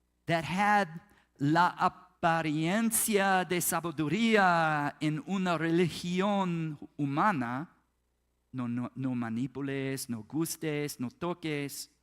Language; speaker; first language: Spanish; non-native, learner; English